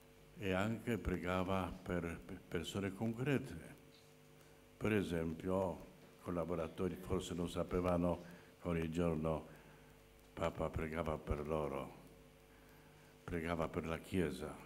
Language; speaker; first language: Italian; non-native, fluent; Polish